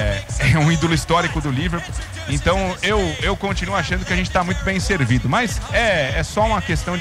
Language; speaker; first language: Portuguese; native; Portuguese